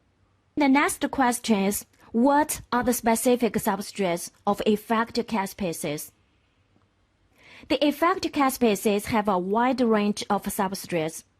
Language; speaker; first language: English; non-native, fluent; Chinese